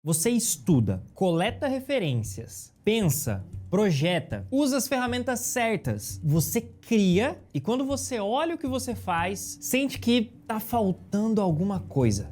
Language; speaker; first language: Portuguese; native; Portuguese